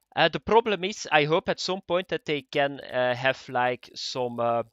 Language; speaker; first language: English; non-native, fluent; Dutch